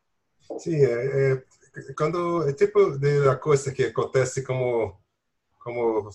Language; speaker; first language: Spanish; non-native, learner; Portuguese